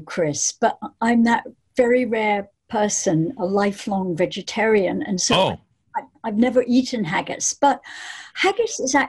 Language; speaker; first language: English; native; English